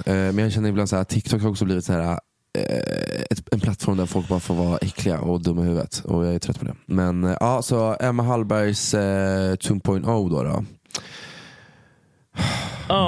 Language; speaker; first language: Swedish; native; Swedish